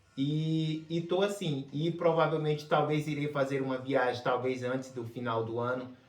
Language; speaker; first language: Portuguese; native; Portuguese